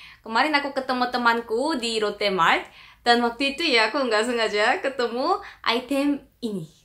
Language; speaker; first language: Indonesian; non-native, fluent; Korean